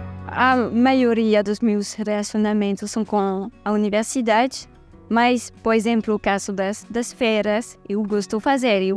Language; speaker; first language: Portuguese; non-native, fluent; French